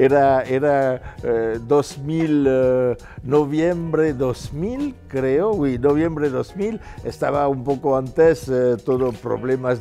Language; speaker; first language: Spanish; non-native, fluent; French